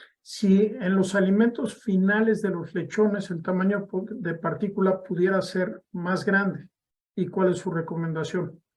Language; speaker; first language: Spanish; native; Spanish